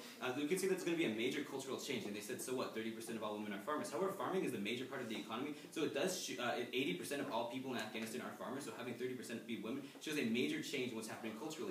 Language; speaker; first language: English; native; English